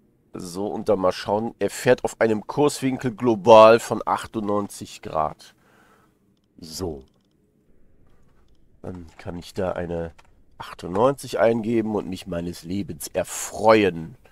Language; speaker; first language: German; native; German